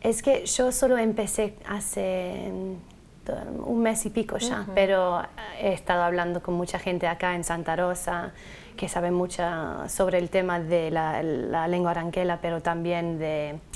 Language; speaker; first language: Spanish; non-native, fluent; English